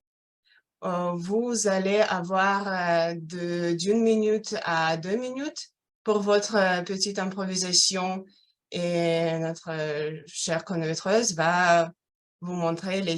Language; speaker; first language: French; non-native, fluent; Russian